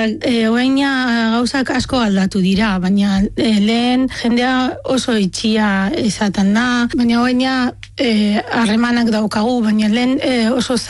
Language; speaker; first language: Basque; non-native, fluent; Arabic